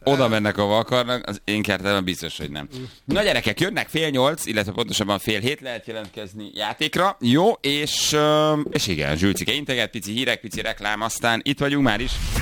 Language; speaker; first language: Hungarian; native; Hungarian